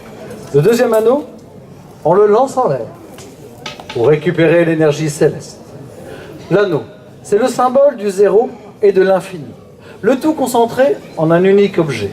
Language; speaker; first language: French; native; French